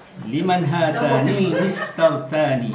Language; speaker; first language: Arabic; non-native, learner; Malay